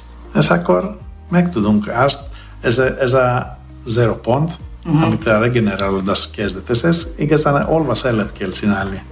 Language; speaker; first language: Hungarian; non-native, fluent; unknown